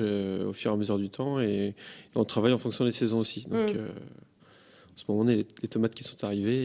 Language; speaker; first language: French; native; French